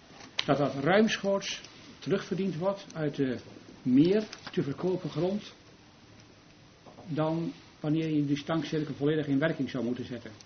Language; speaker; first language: Dutch; native; Dutch